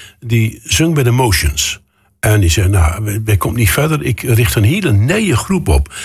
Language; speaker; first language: Dutch; native; Dutch